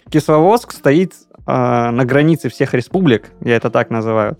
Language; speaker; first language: Russian; native; Russian